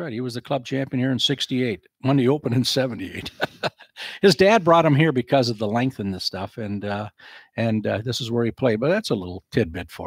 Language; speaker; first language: English; native; English